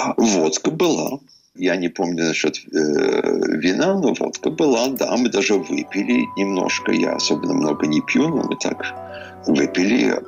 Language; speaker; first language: Russian; early bilingual, heritage; Russian